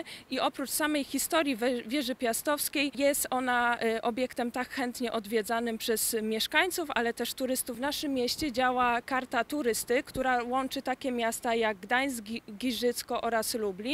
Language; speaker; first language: Polish; native; Polish